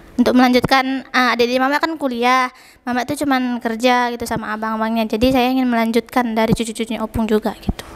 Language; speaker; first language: Indonesian; native; Indonesian